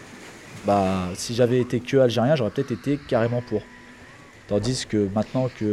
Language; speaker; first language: French; early bilingual, other home language; Kabyle